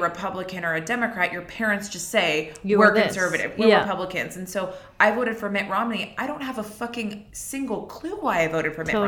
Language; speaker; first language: English; native; English